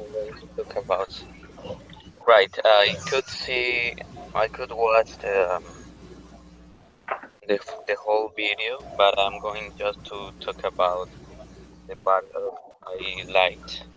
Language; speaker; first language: English; non-native, learner; Spanish